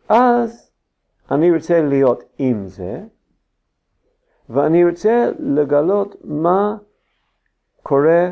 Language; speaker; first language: Hebrew; non-native, fluent; English